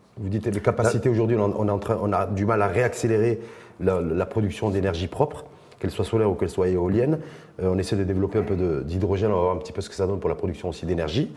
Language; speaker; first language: French; non-native, local second language; Arabic